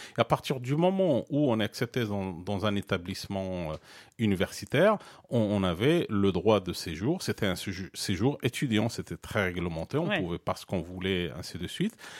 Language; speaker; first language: French; non-native, local second language; Arabic